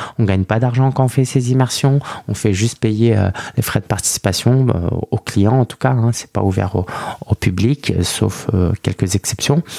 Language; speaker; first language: French; early bilingual, other home language; Chinese